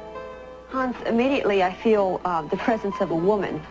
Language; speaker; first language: English; native; English